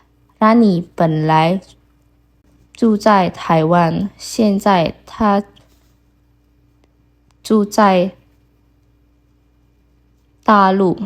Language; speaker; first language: Chinese; non-native, fluent; Indonesian